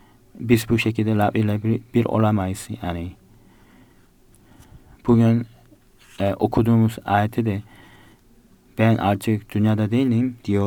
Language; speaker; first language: Turkish; non-native, fluent; Korean